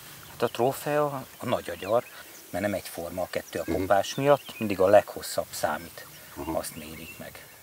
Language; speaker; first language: Hungarian; native; Hungarian